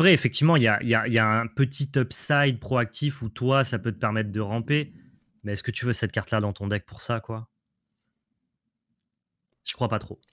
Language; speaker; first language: French; native; French